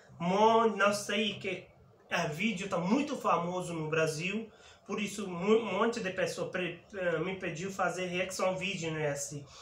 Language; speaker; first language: Portuguese; non-native, learner; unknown